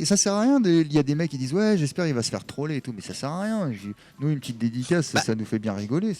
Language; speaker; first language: French; native; French